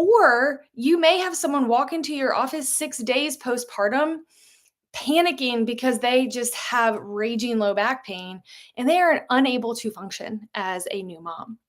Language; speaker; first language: English; native; English